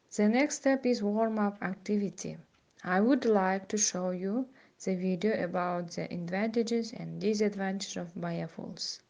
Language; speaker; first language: English; non-native, fluent; Kazakh